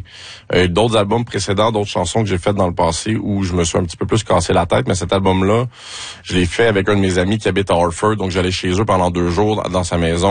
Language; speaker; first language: French; native; French